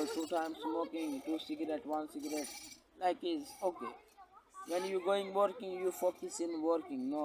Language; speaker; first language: English; non-native, local second language; Punjabi